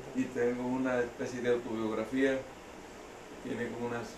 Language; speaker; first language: Spanish; native; Spanish